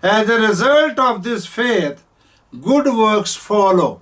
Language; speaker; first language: English; non-native, local second language; Punjabi